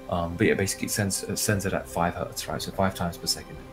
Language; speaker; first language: English; native; English